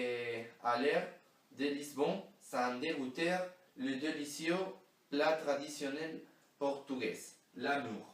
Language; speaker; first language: French; non-native, learner; Spanish